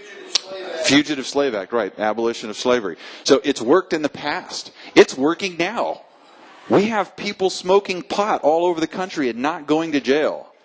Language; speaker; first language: English; native; English